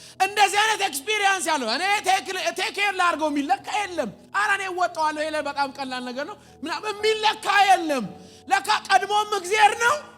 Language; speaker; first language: Amharic; native; Amharic